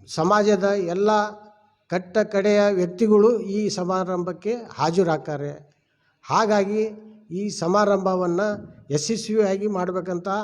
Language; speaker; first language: Kannada; non-native, local second language; Lambadi